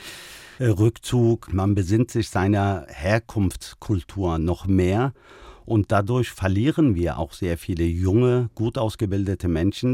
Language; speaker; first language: German; early bilingual, other home language; Turkish